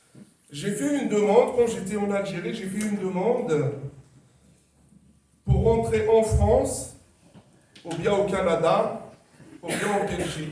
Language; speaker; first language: French; non-native, local second language; Kabyle